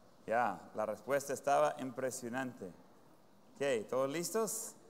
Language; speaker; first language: Spanish; non-native, fluent; English